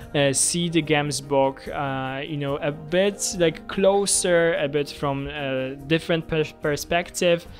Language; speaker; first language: English; non-native, fluent; Polish